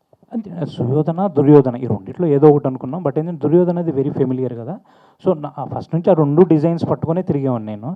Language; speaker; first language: Telugu; native; Telugu